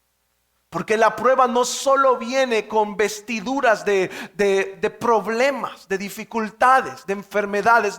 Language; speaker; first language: Spanish; native; Spanish